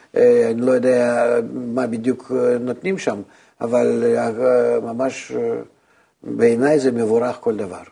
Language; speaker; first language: Hebrew; non-native, fluent; Russian